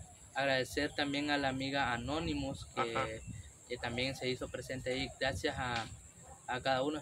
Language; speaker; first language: Spanish; native; Spanish